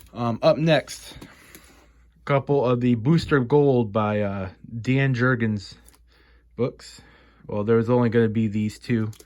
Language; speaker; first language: English; native; English